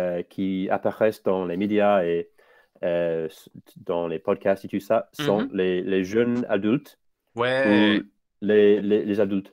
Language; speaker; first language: French; non-native, fluent; English